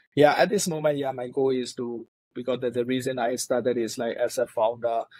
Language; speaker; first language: English; non-native, fluent; Burmese